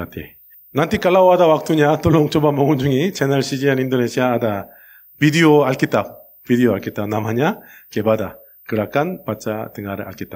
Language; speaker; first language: Indonesian; non-native, learner; Korean